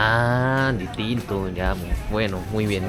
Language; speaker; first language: Spanish; non-native, fluent; Indonesian